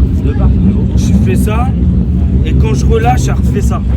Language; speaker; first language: French; native; French